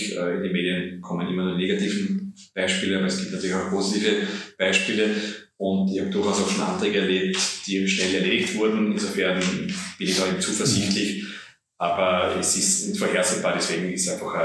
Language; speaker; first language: German; native; German